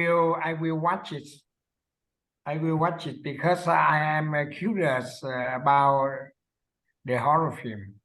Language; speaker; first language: English; non-native, learner; Vietnamese